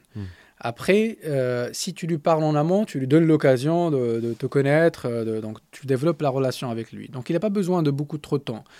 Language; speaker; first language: French; non-native, local second language; Tachelhit